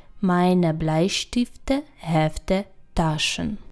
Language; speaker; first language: German; non-native, fluent; Ukrainian